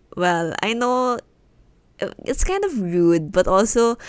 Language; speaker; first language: English; non-native, local second language; Filipino